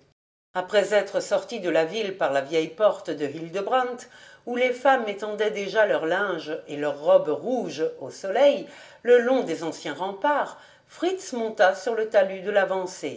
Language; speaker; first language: French; native; French